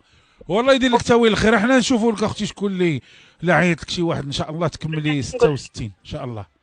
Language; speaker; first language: Arabic; native; Arabic